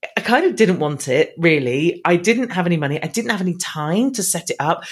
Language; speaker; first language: English; native; English